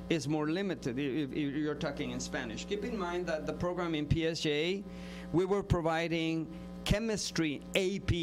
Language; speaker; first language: English; non-native, fluent; Spanish